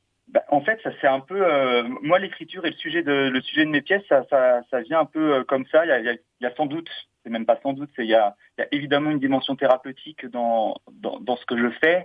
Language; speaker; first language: French; native; French